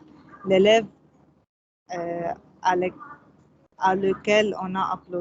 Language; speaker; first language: French; non-native, learner; Arabic